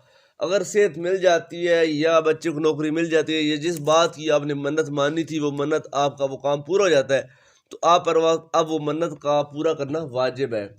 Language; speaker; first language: Urdu; native; Urdu